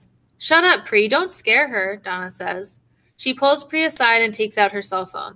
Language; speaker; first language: English; native; English